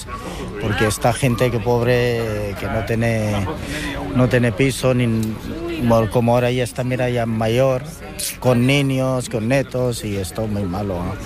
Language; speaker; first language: Spanish; non-native, learner; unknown